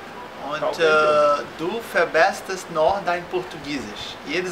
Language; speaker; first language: German; non-native, fluent; Portuguese